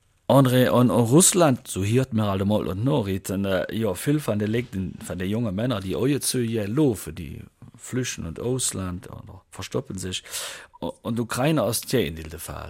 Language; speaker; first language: German; native; German